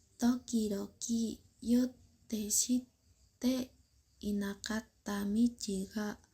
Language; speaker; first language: Japanese; non-native, learner; Indonesian